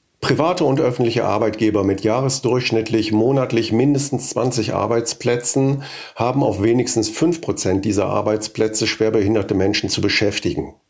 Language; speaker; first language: German; native; German